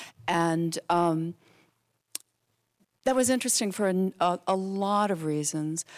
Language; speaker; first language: English; native; English